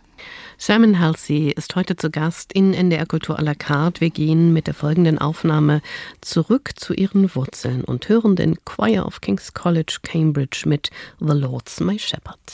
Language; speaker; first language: German; native; German